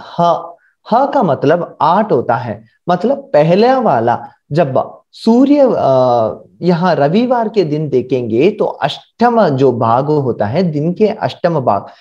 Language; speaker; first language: Hindi; non-native, local second language; Marathi